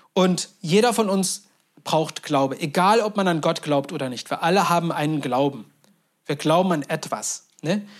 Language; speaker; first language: German; non-native, fluent; Turkish